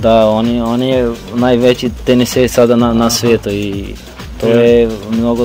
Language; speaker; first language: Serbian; non-native, learner; Portuguese